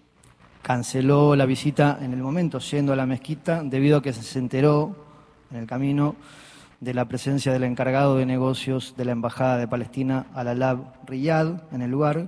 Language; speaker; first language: Spanish; native; Spanish